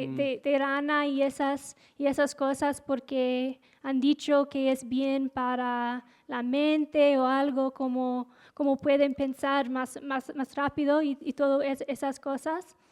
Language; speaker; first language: Spanish; non-native, fluent; English